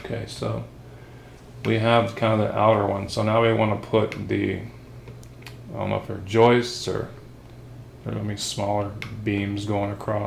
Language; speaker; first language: English; native; English